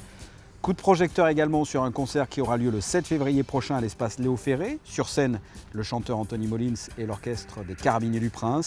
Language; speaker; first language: French; native; French